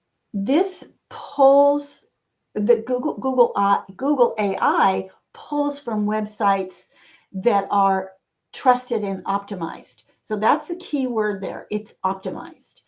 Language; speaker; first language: English; native; English